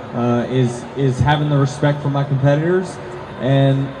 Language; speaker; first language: English; native; English